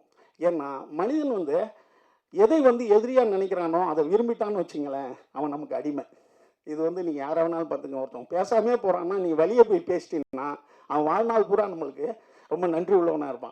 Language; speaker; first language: Tamil; native; Tamil